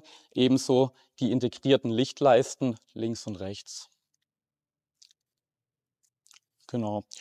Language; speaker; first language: German; native; German